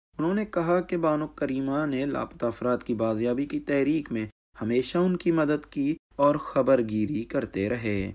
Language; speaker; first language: Urdu; non-native, local second language; Baluchi